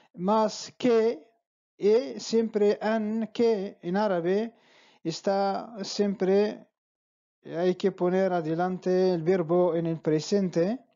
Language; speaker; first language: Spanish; non-native, fluent; Arabic